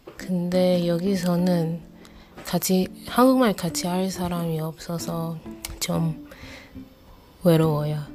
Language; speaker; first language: Korean; non-native, fluent; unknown